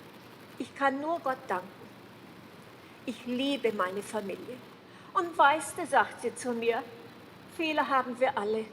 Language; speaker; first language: German; early bilingual, heritage; German